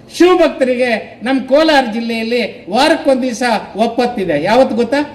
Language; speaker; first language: Kannada; non-native, local second language; Telugu